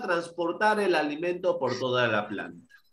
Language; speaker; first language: Spanish; native; Spanish